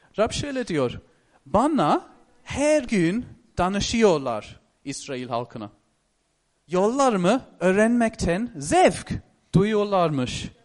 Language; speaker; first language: Turkish; non-native, fluent; English